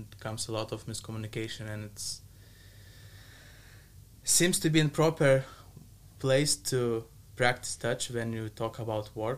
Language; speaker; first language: English; non-native, learner; Lithuanian